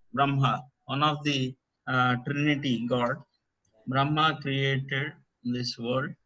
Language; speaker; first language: English; non-native, local second language; Telugu